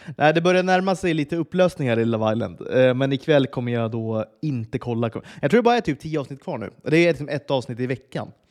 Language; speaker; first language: Swedish; native; Swedish